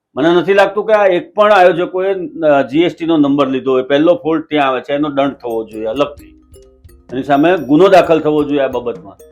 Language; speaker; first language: Gujarati; native; Gujarati